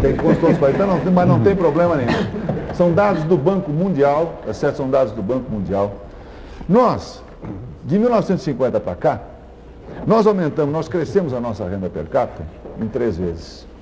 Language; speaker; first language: Portuguese; native; Portuguese